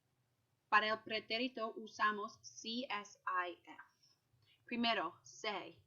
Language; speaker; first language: Spanish; non-native, fluent; English